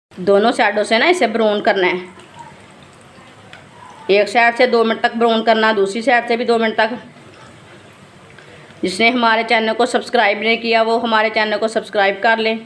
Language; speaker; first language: Hindi; native; Hindi